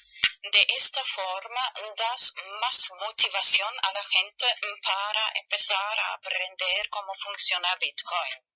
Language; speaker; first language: Spanish; non-native, fluent; German